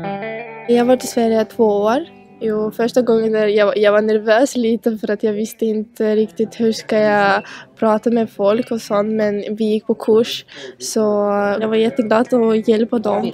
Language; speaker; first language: Swedish; non-native, learner; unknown